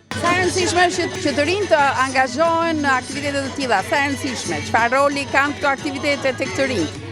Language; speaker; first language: Albanian; native; Albanian